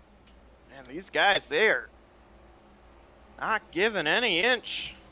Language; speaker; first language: English; native; English